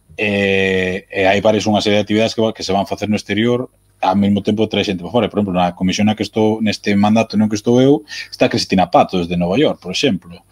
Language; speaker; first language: Galician; native; Galician